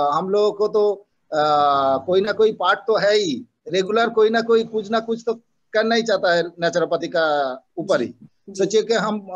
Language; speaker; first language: Hindi; non-native, local second language; Bangla